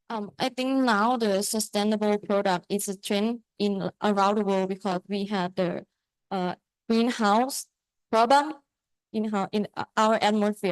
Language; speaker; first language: English; non-native, learner; Thai